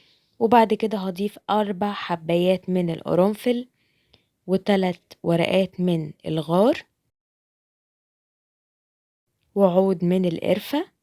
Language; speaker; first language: Arabic; native; Arabic